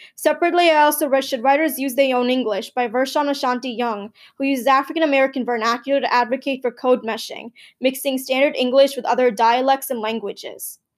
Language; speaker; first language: English; early bilingual, other home language; Gujarati